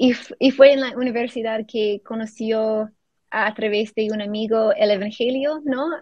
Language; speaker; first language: Spanish; non-native, fluent; English